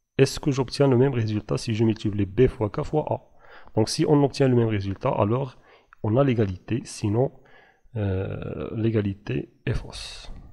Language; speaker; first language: French; non-native, local second language; Arabic